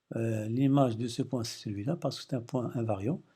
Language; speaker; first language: French; non-native, local second language; Arabic